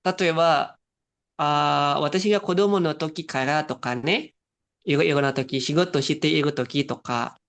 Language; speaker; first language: Japanese; non-native, fluent; Indonesian